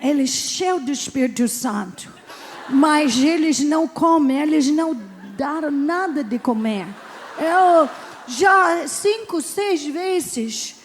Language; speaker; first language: Portuguese; non-native, learner; English